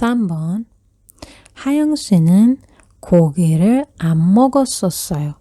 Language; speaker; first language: Korean; non-native, fluent; Persian